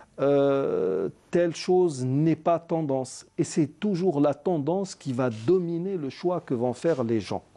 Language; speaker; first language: French; non-native, local second language; Arabic